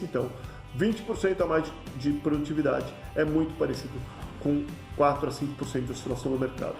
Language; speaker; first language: Portuguese; native; Portuguese